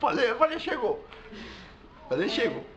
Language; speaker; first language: Portuguese; non-native, fluent; Arabic